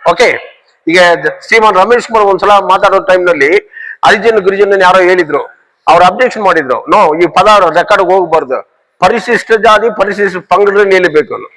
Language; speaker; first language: Kannada; non-native, local second language; Tamil